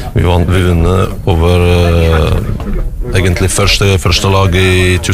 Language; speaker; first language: Norwegian; non-native, fluent; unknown